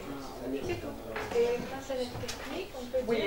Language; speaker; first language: French; non-native, learner; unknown